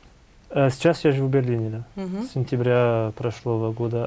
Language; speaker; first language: Russian; non-native, fluent; German